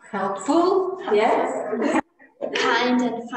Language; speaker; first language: English; non-native, learner; Croatian